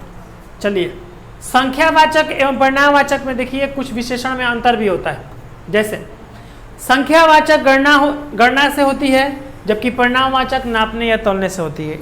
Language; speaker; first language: Hindi; non-native, local second language; Bhojpuri